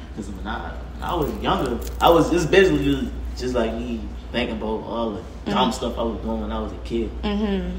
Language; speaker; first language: English; native; English